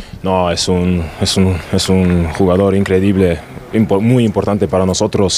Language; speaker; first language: Spanish; non-native, fluent; German